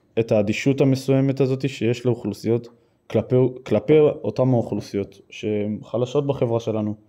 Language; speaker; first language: Hebrew; native; Hebrew